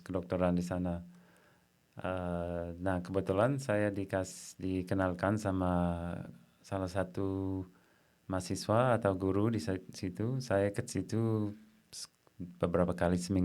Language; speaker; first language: Indonesian; non-native, fluent; English